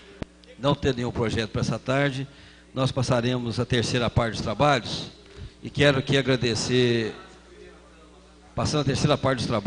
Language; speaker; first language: Portuguese; native; Portuguese